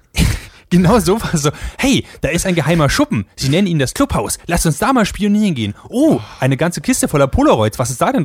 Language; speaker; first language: German; native; German